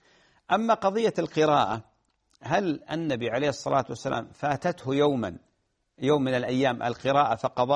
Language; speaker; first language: Arabic; native; Arabic